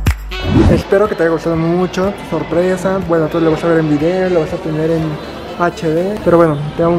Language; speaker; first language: Spanish; native; Spanish